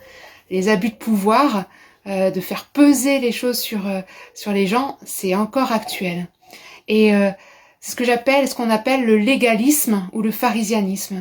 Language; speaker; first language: French; native; French